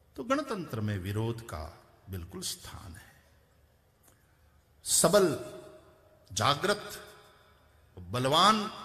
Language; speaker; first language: Hindi; non-native, local second language; Gujarati